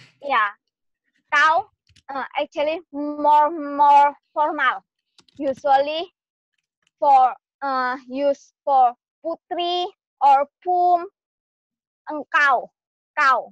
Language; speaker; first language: English; non-native, learner; Indonesian